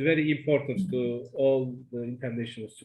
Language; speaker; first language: English; non-native, learner; Turkish